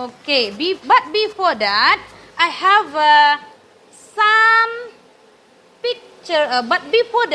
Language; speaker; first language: English; non-native, learner; Indonesian